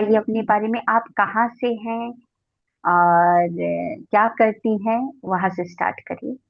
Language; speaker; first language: Hindi; native; Hindi